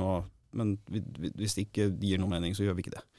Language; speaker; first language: Norwegian; native; Norwegian